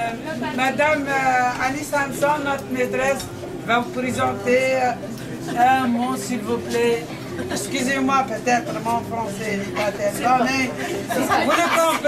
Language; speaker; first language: French; non-native, learner; Arabic